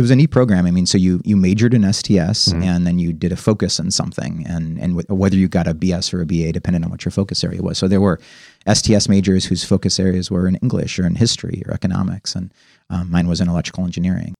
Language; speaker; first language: English; native; English